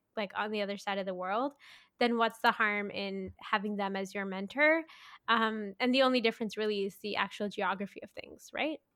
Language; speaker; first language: English; native; English